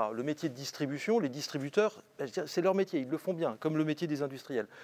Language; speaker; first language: French; native; French